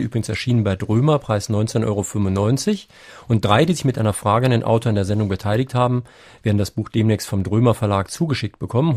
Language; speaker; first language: German; native; German